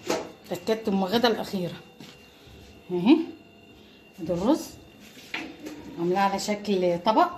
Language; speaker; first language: Arabic; native; Arabic